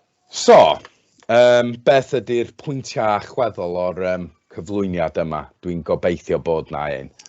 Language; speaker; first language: Welsh; non-native, local second language; English